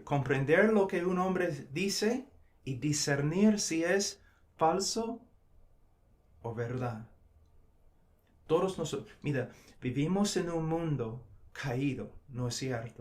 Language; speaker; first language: Spanish; non-native, fluent; English